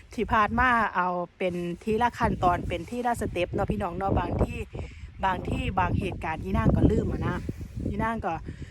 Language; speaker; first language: Thai; native; Thai